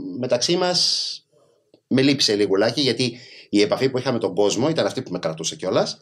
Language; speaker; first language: Greek; early bilingual, other home language; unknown